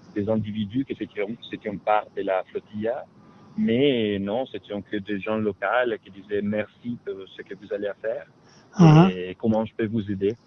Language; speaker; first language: French; non-native, fluent; Italian